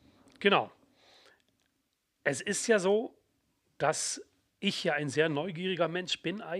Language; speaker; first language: German; native; German